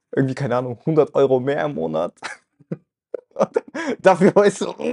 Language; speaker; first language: German; early bilingual, other home language; Russian